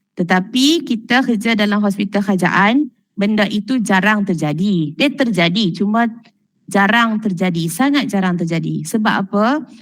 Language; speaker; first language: Malay; native; Malay